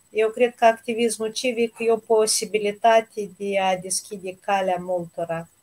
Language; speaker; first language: Romanian; native; Romanian